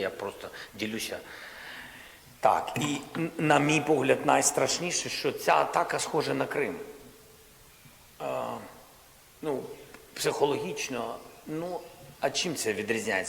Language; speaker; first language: Ukrainian; non-native, local second language; Russian